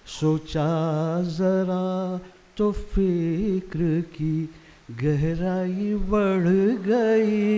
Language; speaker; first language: Urdu; native; Urdu